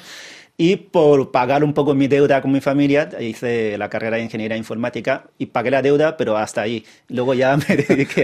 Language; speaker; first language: Spanish; early bilingual, other home language; Chinese